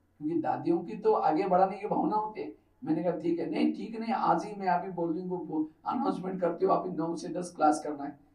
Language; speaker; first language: Hindi; non-native, local second language; Marathi